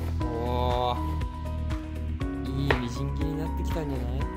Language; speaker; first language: Japanese; native; Japanese